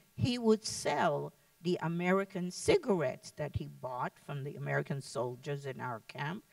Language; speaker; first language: English; early bilingual, other home language; Lithuanian